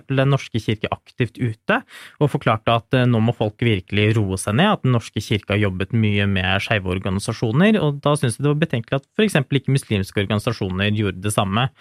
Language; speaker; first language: Norwegian; early bilingual, other home language; Urdu